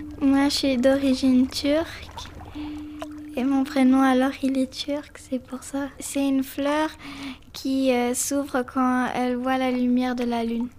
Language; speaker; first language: French; early bilingual, other home language; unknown